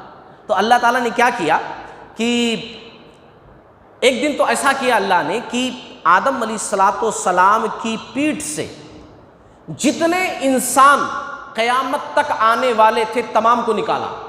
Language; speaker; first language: Urdu; native; Urdu